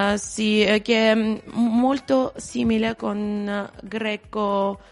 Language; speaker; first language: Italian; non-native, learner; Armenian